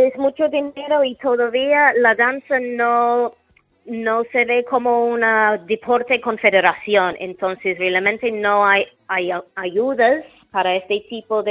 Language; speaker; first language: Spanish; non-native, fluent; English